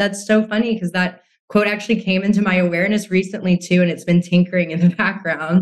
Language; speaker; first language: English; native; English